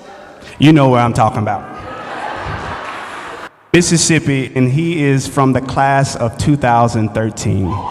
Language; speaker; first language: English; native; English